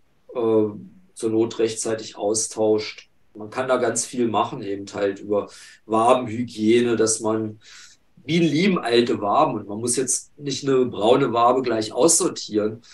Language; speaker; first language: German; native; German